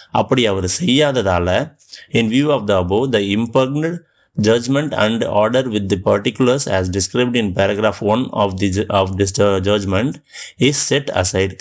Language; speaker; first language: English; non-native, local second language; Tamil